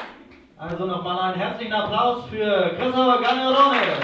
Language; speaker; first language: German; native; German